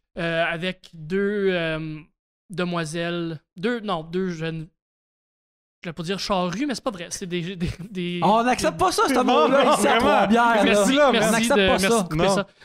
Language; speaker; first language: French; native; French